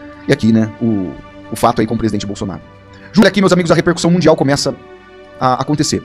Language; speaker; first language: Portuguese; native; Portuguese